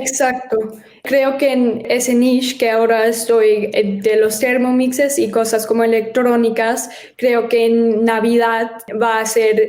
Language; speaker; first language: Spanish; early bilingual, heritage; German